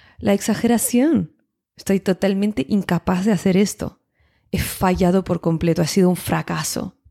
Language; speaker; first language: Spanish; non-native, fluent; French